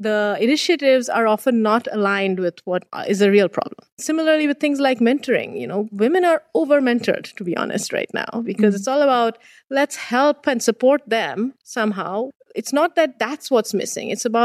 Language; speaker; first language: English; non-native, local second language; Bangla